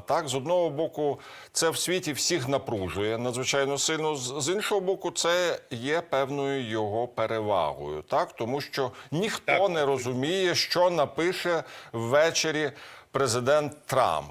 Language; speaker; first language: Ukrainian; native; Ukrainian